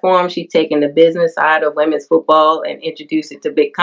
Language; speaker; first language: English; native; English